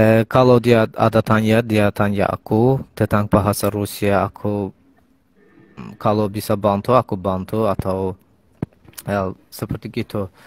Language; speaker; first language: Indonesian; non-native, learner; Azerbaijani